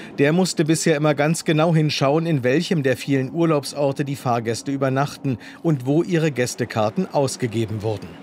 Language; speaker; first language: German; native; German